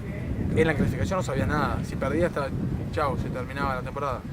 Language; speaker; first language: Spanish; native; Spanish